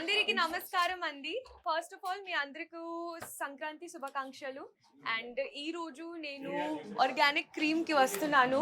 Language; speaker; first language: Telugu; non-native, learner; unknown